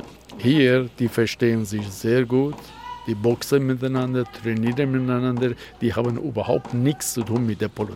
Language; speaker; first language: German; non-native, learner; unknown